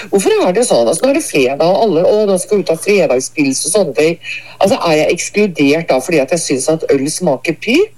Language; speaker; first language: Norwegian; native; Norwegian